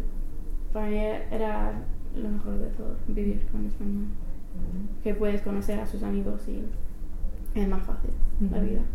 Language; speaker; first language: Spanish; non-native, learner; English